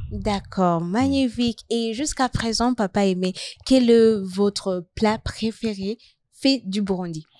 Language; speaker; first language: French; non-native, local second language; Rundi